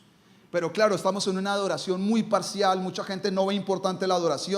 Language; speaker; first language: Spanish; native; Spanish